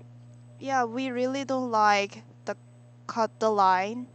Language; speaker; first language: English; non-native, learner; Korean